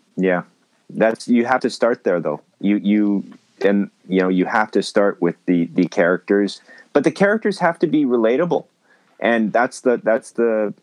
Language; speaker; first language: English; native; English